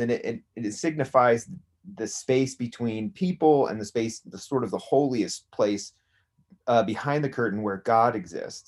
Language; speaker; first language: English; native; English